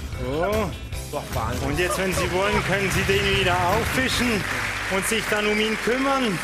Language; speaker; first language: German; non-native, fluent; French